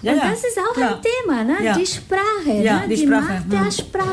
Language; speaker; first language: German; non-native, fluent; Spanish